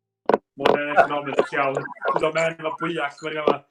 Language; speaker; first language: Welsh; native; Welsh